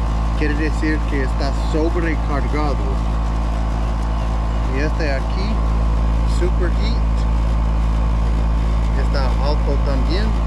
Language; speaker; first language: Spanish; non-native, fluent; English